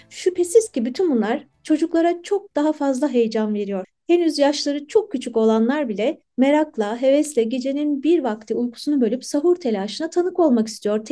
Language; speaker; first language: Turkish; native; Turkish